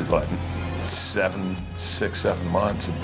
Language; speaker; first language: English; native; English